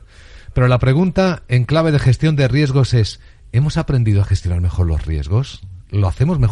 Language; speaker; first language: Spanish; native; Spanish